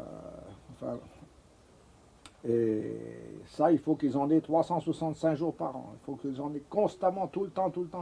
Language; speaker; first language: French; native; French